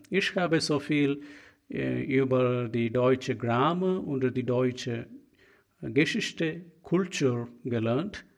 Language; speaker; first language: German; non-native, learner; Malayalam